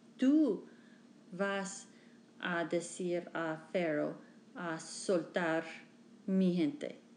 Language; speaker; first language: Spanish; non-native, learner; English